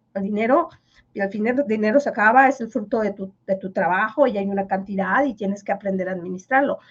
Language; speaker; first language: Spanish; non-native, local second language; Yucateco